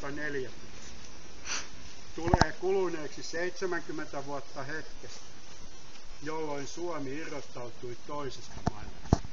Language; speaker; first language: Finnish; native; Finnish